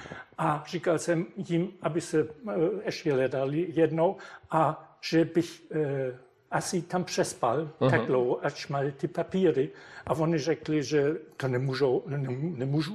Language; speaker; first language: Czech; non-native, fluent; German